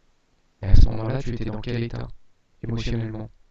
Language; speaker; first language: French; native; French